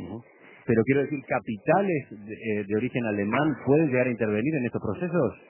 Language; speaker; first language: Spanish; native; Spanish